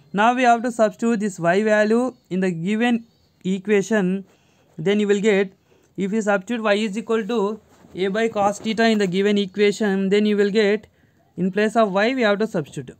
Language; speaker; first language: English; non-native, local second language; Telugu